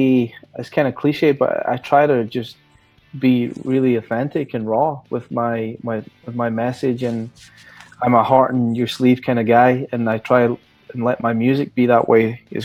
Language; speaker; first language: English; native; English